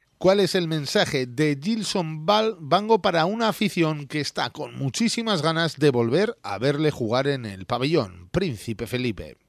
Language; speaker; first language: Spanish; native; Spanish